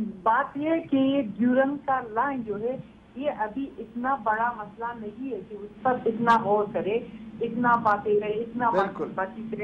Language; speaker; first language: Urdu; non-native, fluent; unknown